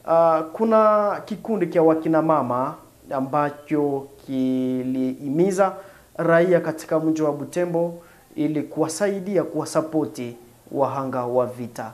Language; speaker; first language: Swahili; non-native, local second language; Nande